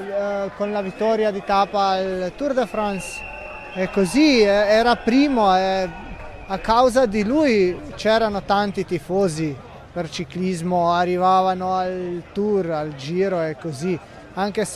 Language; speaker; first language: Italian; non-native, fluent; Slovenian